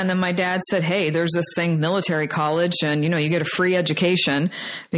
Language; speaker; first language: English; native; English